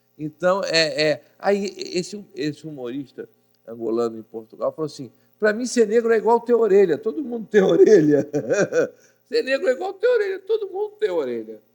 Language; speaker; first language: Portuguese; native; Portuguese